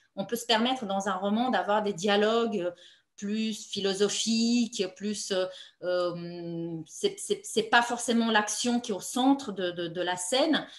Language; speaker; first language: French; non-native, fluent; Romanian